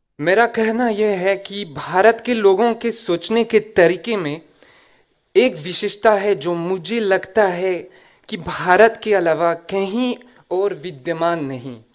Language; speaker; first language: Hindi; non-native, fluent; French